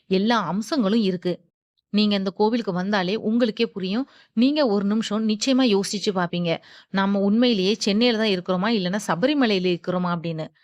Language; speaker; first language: Tamil; native; Tamil